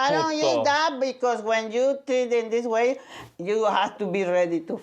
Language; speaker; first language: English; non-native, learner; Spanish